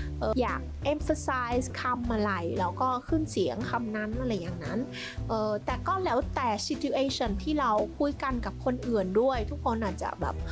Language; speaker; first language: Thai; non-native, fluent; Vietnamese